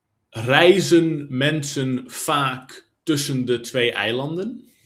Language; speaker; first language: Dutch; native; Dutch